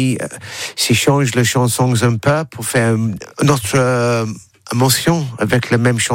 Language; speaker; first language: French; non-native, learner; English